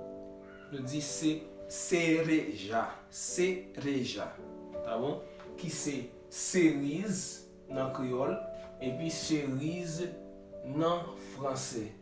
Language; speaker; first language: French; non-native, learner; Haitian Creole